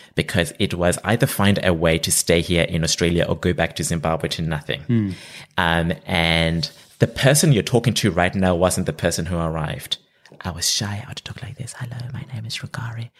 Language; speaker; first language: English; non-native, local second language; Shona